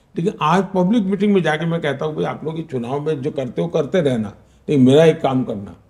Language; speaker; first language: Hindi; non-native, local second language; Gujarati